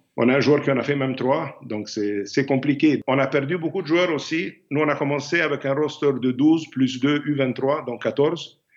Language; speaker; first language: French; non-native, fluent; Arabic